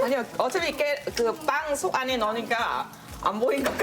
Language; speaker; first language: Korean; non-native, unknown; Vietnamese